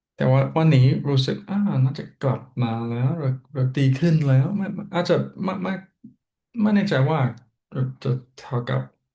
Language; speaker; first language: Thai; non-native, learner; English